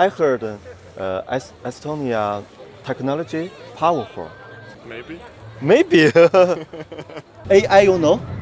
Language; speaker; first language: English; non-native, learner; Chinese